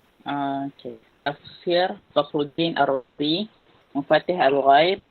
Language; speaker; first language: Arabic; non-native, learner; Malay